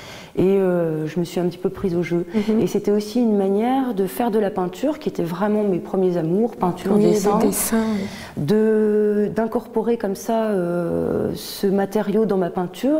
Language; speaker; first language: French; native; French